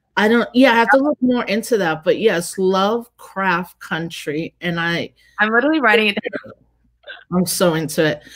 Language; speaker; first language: English; native; English